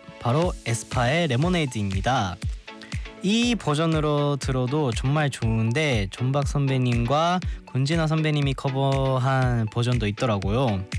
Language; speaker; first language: Korean; non-native, fluent; Japanese